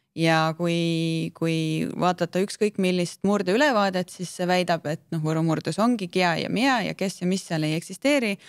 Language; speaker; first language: Estonian; native; Estonian